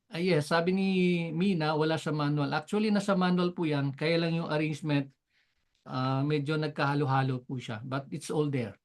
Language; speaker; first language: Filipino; non-native, local second language; Cebuano